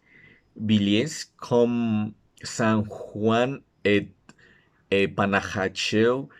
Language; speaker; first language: French; non-native, learner; Spanish